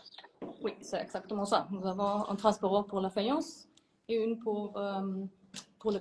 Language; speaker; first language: French; non-native, fluent; German